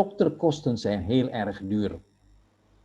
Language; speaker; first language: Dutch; non-native, fluent; Indonesian